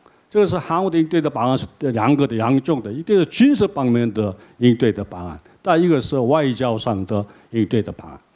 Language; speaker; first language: Chinese; non-native, learner; Korean